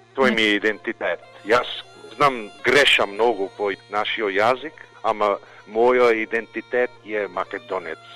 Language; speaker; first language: Macedonian; early bilingual, heritage; Macedonian